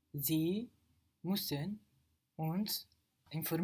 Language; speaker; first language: German; non-native, learner; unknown